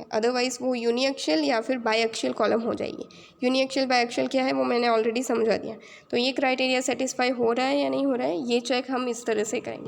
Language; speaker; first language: Hindi; native; Hindi